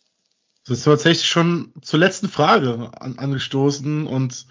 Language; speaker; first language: German; native; German